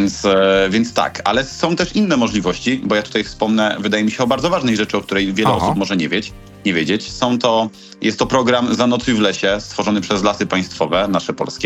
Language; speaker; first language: Polish; native; Polish